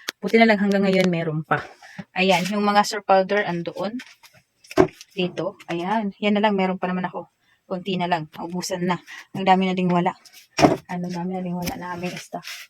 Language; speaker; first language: Filipino; non-native, local second language; Waray